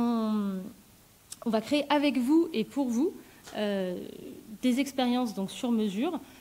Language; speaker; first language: French; native; French